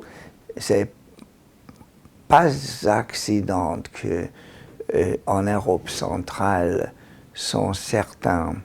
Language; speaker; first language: French; non-native, learner; Hungarian